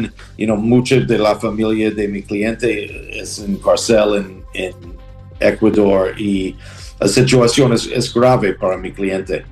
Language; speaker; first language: Spanish; non-native, learner; English